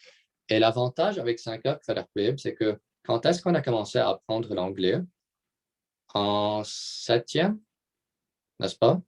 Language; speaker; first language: French; non-native, local second language; Arabic